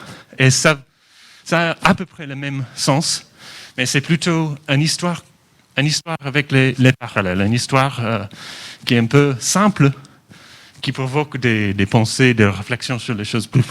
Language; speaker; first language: French; non-native, fluent; English